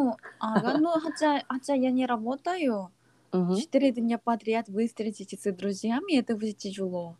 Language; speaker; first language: Russian; non-native, learner; Korean